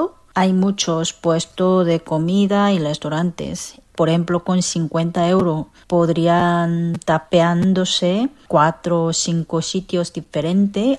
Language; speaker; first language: Spanish; non-native, learner; Korean